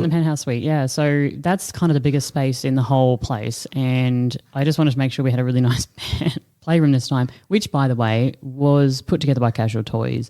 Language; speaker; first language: English; native; English